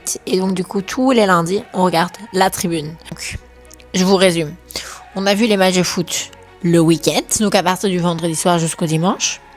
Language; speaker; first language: French; native; French